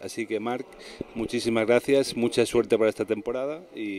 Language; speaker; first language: Spanish; native; Spanish